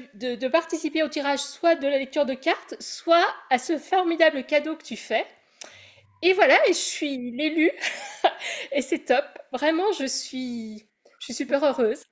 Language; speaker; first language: French; native; French